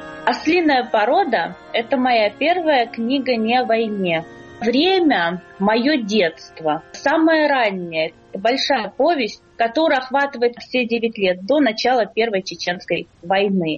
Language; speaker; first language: Russian; native; Russian